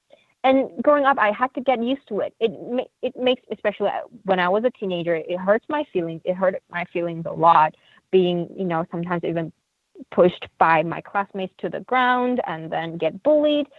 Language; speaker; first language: English; non-native, fluent; Uyghur